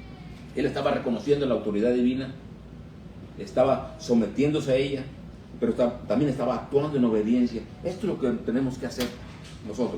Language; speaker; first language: Spanish; native; Spanish